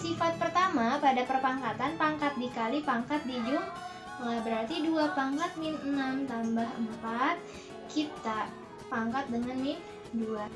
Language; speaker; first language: Indonesian; native; Indonesian